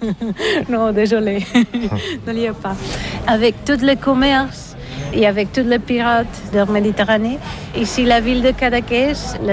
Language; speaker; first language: French; non-native, learner; Catalan